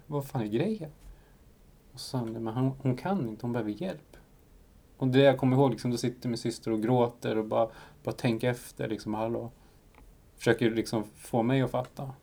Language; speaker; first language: Swedish; early bilingual, other home language; Spanish